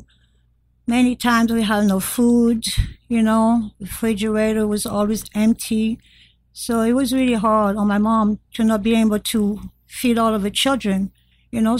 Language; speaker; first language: English; non-native, fluent; French